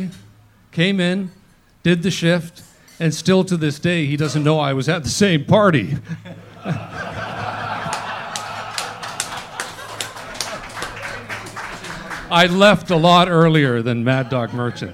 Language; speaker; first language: English; native; English